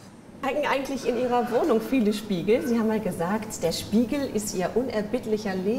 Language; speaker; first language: German; native; German